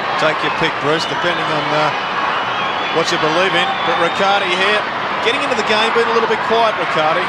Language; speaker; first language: English; native; English